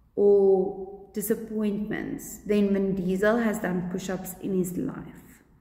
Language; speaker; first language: English; non-native, local second language; Afrikaans